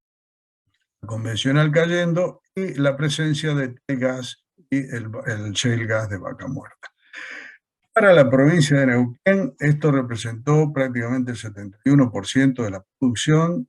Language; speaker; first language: Spanish; native; Spanish